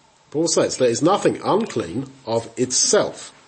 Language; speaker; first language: English; native; English